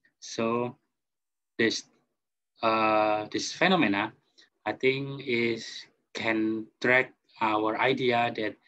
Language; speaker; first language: English; non-native, fluent; Indonesian